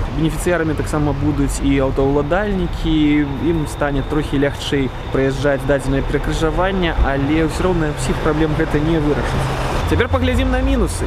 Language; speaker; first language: Belarusian; non-native, local second language; Russian